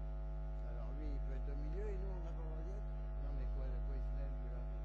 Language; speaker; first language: French; native; French